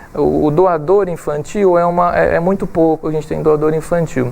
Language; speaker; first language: Portuguese; native; Portuguese